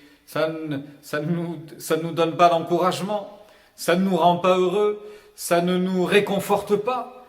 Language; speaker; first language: French; native; French